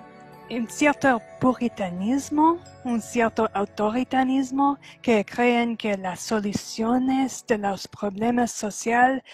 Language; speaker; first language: Spanish; non-native, fluent; English